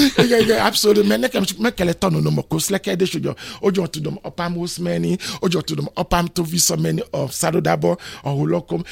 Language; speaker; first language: Hungarian; non-native, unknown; Yoruba